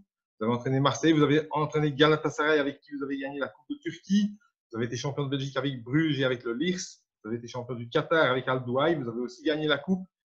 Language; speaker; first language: French; native; French